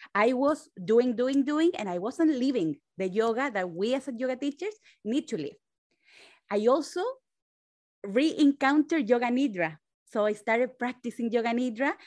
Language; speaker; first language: English; non-native, fluent; Spanish